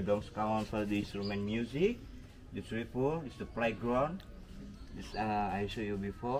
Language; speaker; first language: English; non-native, learner; Indonesian